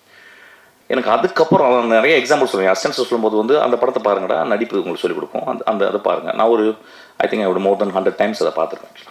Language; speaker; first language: Tamil; native; Tamil